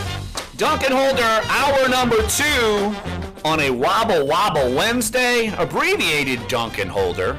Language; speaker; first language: English; native; English